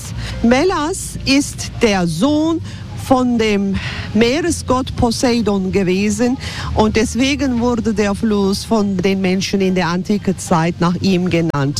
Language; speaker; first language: German; non-native, fluent; Turkish